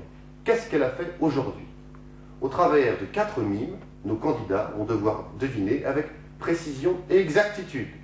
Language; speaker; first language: French; native; French